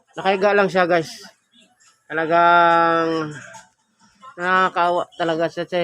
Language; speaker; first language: Filipino; native; Filipino